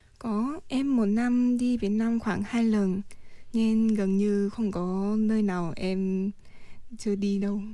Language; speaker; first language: Vietnamese; early bilingual, heritage; Vietnamese